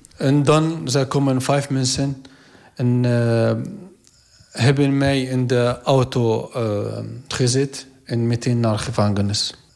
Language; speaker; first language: Dutch; non-native, learner; Arabic